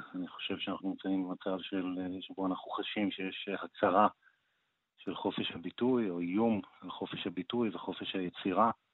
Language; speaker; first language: Hebrew; native; Hebrew